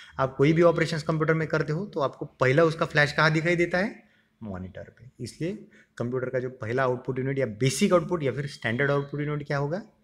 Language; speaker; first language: Hindi; non-native, local second language; Marathi